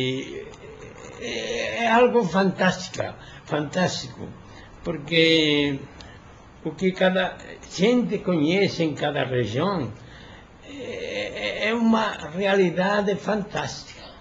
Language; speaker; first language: Portuguese; non-native, fluent; Spanish